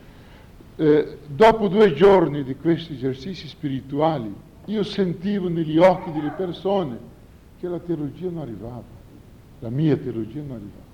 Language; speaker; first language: Italian; non-native, fluent; Portuguese